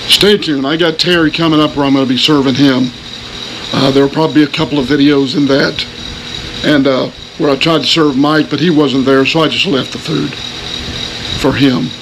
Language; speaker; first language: English; native; English